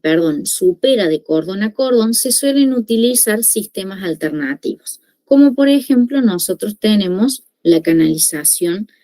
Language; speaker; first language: Spanish; native; Spanish